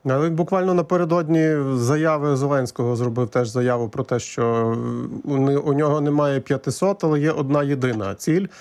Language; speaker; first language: Ukrainian; native; Ukrainian